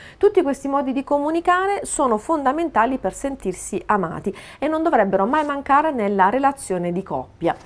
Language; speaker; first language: Italian; native; Italian